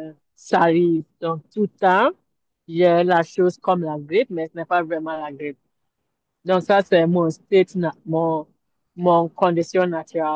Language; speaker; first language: French; non-native, learner; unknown